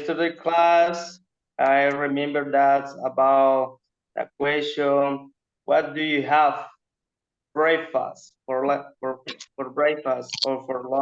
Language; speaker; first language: English; non-native, learner; Spanish